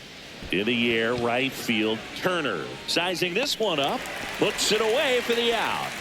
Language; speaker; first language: English; native; English